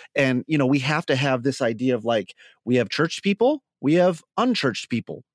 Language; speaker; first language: English; native; English